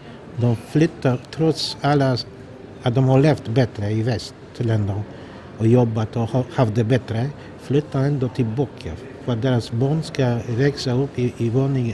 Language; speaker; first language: Swedish; non-native, fluent; Polish